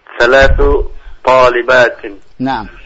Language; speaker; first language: Arabic; non-native, learner; Indonesian